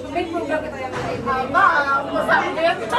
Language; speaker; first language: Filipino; non-native, local second language; Hiligaynon